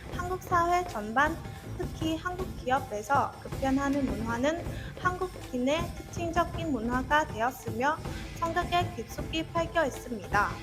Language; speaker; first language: Korean; non-native, learner; Vietnamese